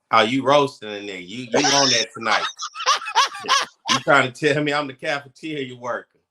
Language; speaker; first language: English; native; English